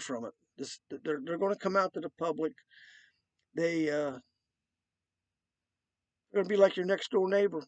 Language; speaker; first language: English; native; English